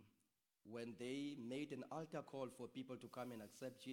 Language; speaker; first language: English; non-native, local second language; Xhosa